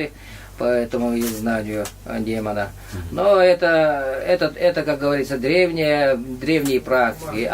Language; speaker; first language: Russian; native; Russian